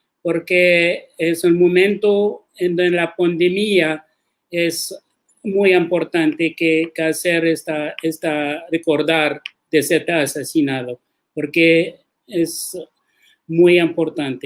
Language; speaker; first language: Spanish; non-native, learner; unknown